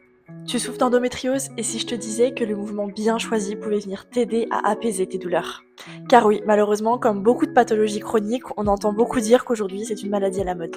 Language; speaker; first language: French; native; French